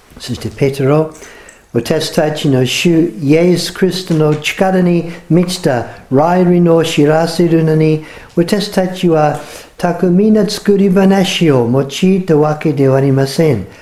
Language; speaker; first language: Japanese; non-native, fluent; English